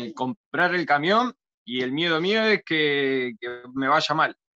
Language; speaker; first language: Spanish; native; Spanish